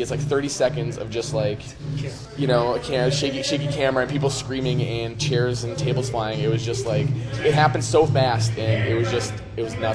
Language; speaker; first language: English; native; English